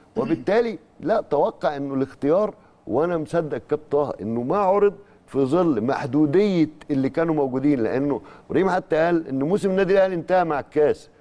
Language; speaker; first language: Egyptian Arabic; native; Egyptian Arabic